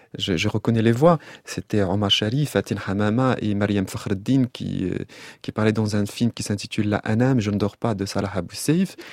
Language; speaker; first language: French; non-native, local second language; Arabic